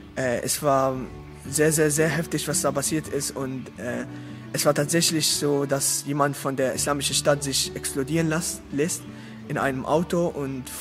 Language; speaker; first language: German; non-native, learner; Arabic